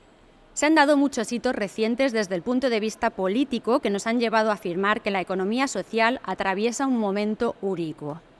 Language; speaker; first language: Spanish; native; Spanish